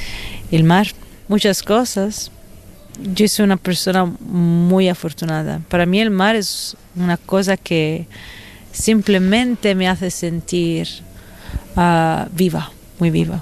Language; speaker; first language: Spanish; non-native, fluent; Italian